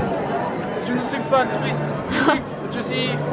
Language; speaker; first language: French; non-native, learner; Korean